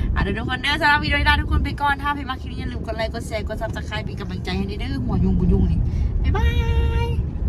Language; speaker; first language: Thai; native; Thai